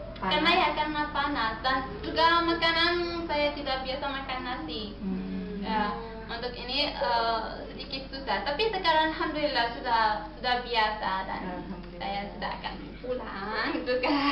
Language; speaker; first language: Indonesian; non-native, learner; Arabic